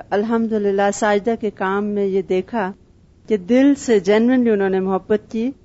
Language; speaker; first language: Urdu; native; Urdu